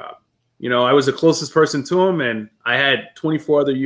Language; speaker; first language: English; early bilingual, other home language; French